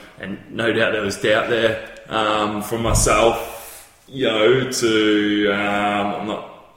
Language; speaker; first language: English; native; English